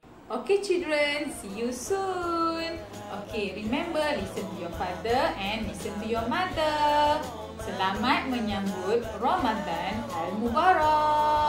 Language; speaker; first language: English; non-native, local second language; Malay